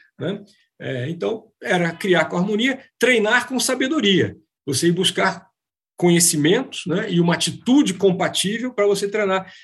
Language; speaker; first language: Portuguese; native; Portuguese